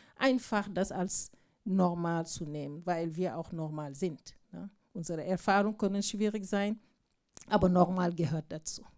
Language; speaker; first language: German; non-native, fluent; Fula